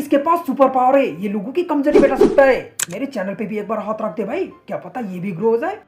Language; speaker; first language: Hindi; native; Hindi